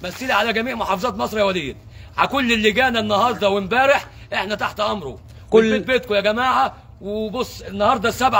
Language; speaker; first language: Arabic; native; Arabic